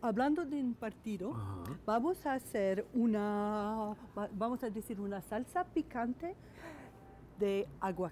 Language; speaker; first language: Spanish; non-native, fluent; English